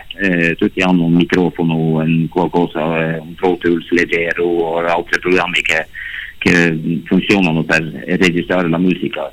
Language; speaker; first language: Italian; non-native, learner; Norwegian